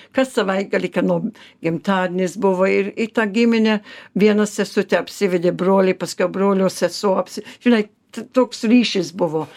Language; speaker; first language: Lithuanian; early bilingual, heritage; Lithuanian